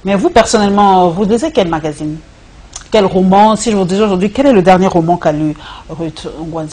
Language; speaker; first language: French; non-native, local second language; Lingala